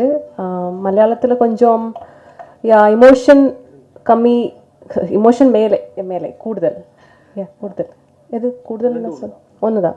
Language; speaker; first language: Tamil; non-native, learner; Malayalam